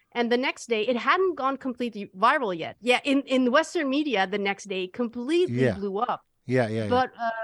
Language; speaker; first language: English; non-native, fluent; Dutch